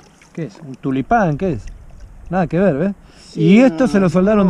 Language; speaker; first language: Spanish; native; Spanish